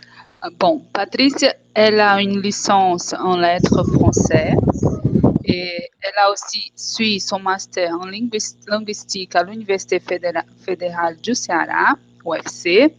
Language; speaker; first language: French; non-native, fluent; Portuguese